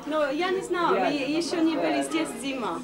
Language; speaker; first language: Russian; non-native, learner; English